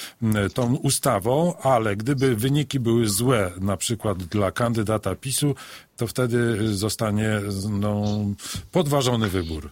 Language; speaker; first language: Polish; native; Polish